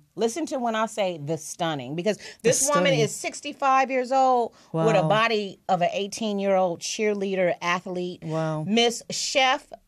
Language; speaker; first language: English; native; English